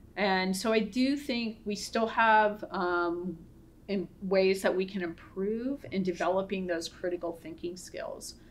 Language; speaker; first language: English; native; English